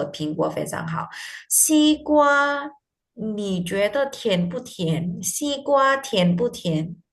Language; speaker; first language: Chinese; non-native, fluent; Indonesian